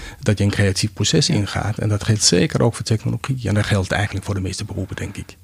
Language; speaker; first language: Dutch; non-native, fluent; Danish